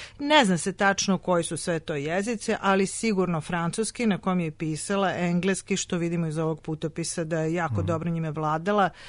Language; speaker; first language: Serbian; native; Serbian